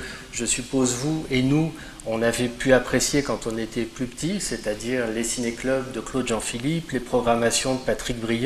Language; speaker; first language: French; native; French